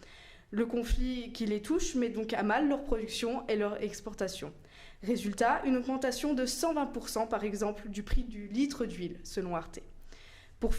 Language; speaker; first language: French; native; French